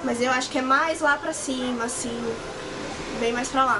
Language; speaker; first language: Portuguese; native; Portuguese